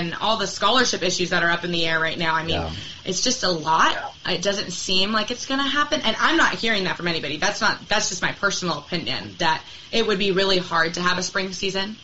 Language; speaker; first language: English; native; English